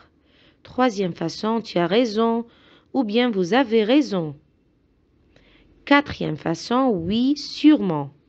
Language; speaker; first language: French; non-native, fluent; Arabic